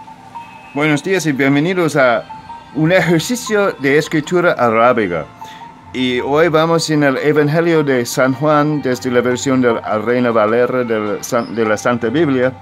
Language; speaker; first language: Spanish; non-native, fluent; English